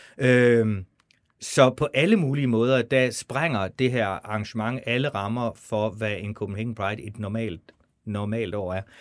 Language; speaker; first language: Danish; native; Danish